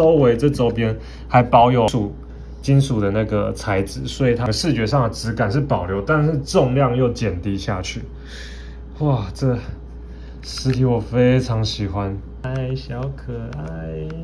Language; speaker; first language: Chinese; native; Chinese